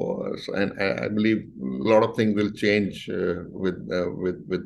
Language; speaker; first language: English; non-native, local second language; Hindi